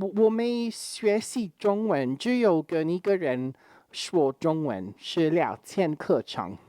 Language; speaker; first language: Chinese; non-native, learner; English